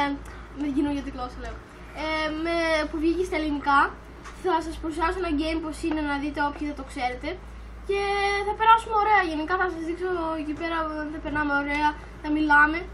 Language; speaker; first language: Greek; native; Greek